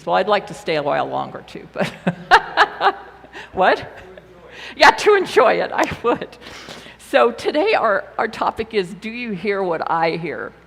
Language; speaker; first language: English; native; English